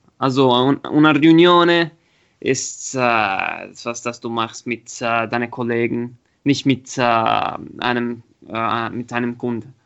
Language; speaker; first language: German; non-native, learner; Italian